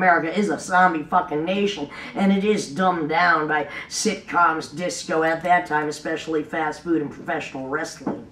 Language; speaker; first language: English; native; English